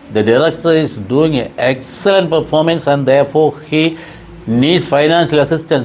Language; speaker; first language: English; non-native, local second language; Malayalam